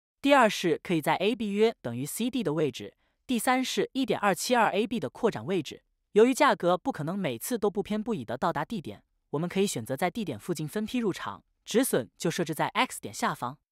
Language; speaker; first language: Chinese; native; Chinese